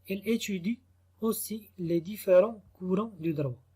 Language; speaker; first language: French; non-native, local second language; Arabic